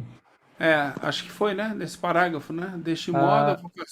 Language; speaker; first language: Portuguese; native; Portuguese